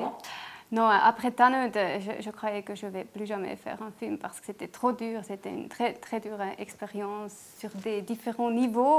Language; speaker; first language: French; non-native, local second language; German